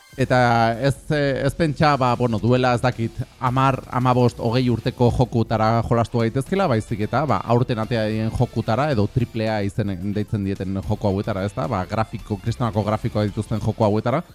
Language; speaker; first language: Basque; non-native, learner; Catalan